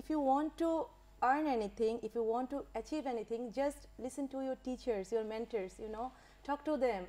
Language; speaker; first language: English; non-native, local second language; Bangla